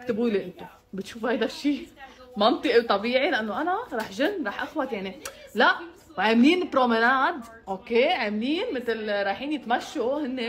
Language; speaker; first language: Arabic; native; Arabic